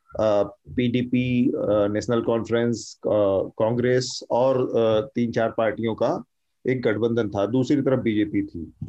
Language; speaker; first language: Hindi; native; Hindi